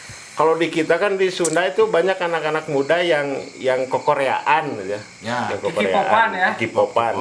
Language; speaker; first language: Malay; non-native, local second language; Sundanese